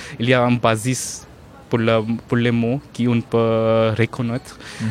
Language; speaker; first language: French; non-native, learner; Hindi